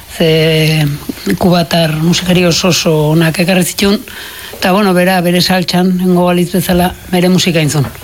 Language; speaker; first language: Basque; native; Basque